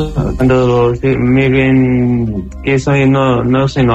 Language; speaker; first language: Spanish; non-native, learner; Arabic